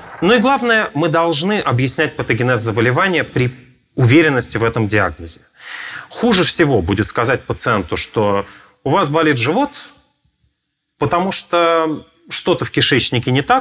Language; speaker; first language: Russian; native; Russian